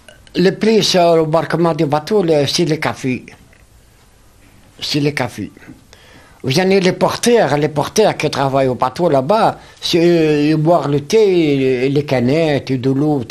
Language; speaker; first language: French; non-native, learner; Arabic